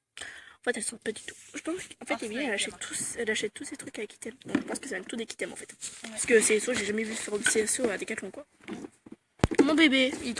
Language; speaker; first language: French; native; French